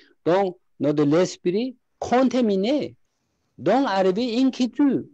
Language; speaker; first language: French; non-native, learner; Tibetan